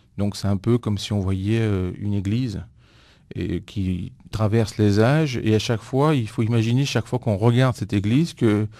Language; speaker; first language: French; non-native, fluent; Greek